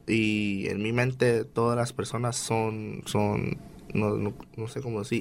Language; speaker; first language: Spanish; non-native, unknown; English